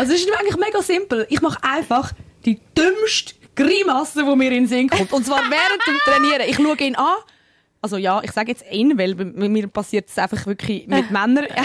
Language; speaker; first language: German; native; German